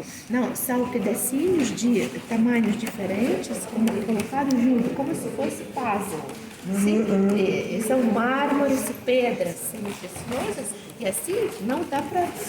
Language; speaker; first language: Portuguese; non-native, fluent; Russian